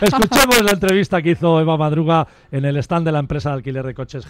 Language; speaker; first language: Spanish; native; Spanish